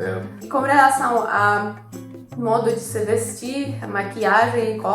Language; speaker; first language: Portuguese; non-native, fluent; Polish